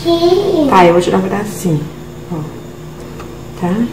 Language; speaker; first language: Portuguese; native; Portuguese